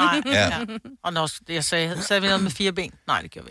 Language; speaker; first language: Danish; native; Danish